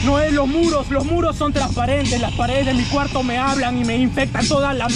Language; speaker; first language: Spanish; native; Spanish